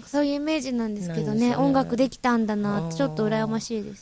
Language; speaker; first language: Japanese; native; Japanese